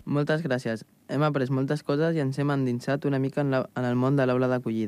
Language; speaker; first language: Catalan; native; Catalan